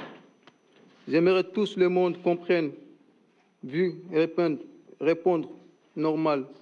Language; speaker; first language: French; non-native, learner; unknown